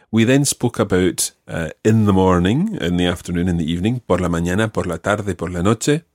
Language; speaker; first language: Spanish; non-native, fluent; English